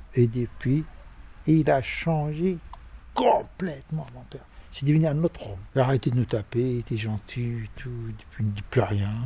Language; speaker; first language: French; non-native, learner; Arabic